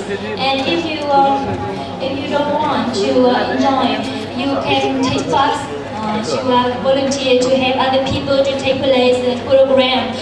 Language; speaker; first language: English; non-native, learner; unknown